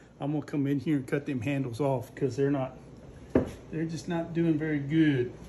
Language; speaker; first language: English; native; English